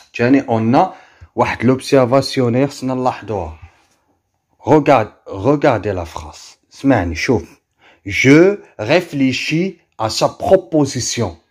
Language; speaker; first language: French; non-native, local second language; Arabic